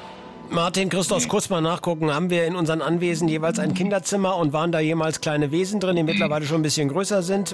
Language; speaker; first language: German; native; German